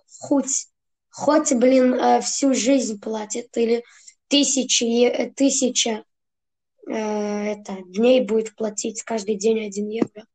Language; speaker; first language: Russian; early bilingual, heritage; Russian